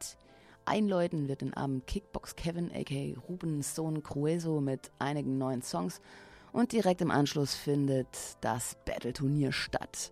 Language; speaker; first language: German; native; German